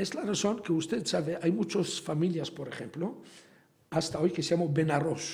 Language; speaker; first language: Spanish; non-native, fluent; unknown